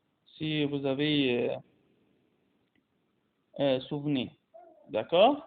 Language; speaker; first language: French; non-native, fluent; Arabic